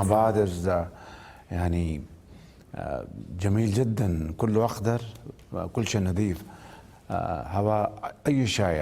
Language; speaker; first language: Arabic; non-native, learner; Urdu